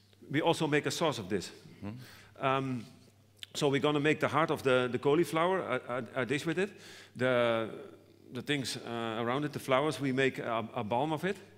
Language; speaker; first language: English; non-native, fluent; Dutch